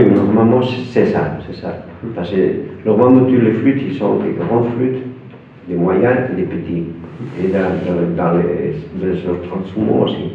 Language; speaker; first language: French; non-native, fluent; Spanish